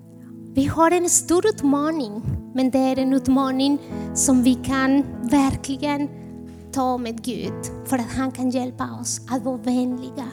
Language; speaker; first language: Swedish; non-native, fluent; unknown